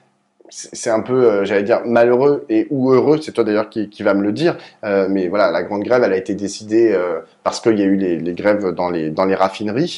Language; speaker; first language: French; native; French